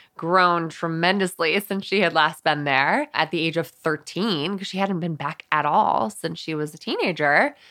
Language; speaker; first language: English; early bilingual, other home language; Spanish